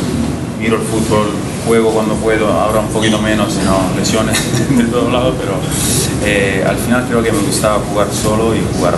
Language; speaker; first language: Spanish; non-native, fluent; Italian